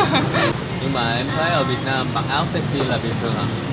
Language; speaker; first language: Vietnamese; non-native, learner; Korean